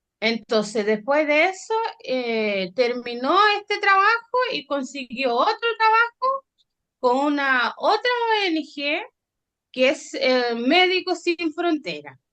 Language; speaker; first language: Spanish; non-native, fluent; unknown